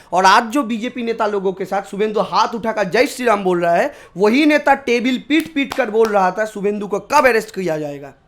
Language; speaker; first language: Hindi; non-native, local second language; Bangla